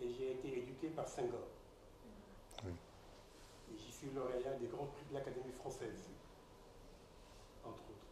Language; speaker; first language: French; non-native, local second language; Wolof